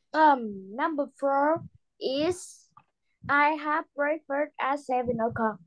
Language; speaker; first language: English; non-native, learner; Vietnamese